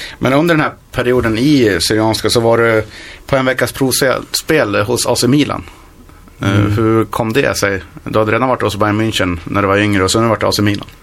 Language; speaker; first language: Swedish; native; Swedish